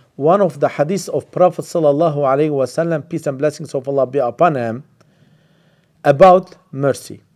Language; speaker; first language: English; non-native, fluent; Turkish